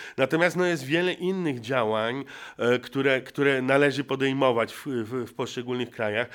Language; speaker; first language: Polish; native; Polish